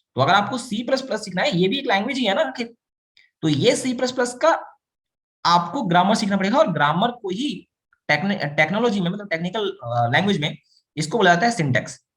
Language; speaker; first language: Hindi; native; Hindi